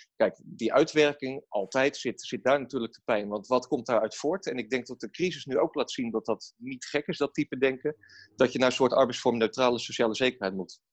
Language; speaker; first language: Dutch; native; Dutch